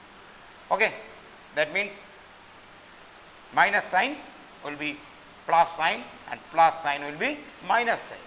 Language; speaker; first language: English; non-native, local second language; Bangla